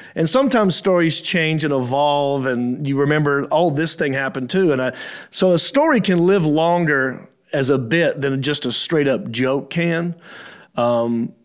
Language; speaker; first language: English; native; English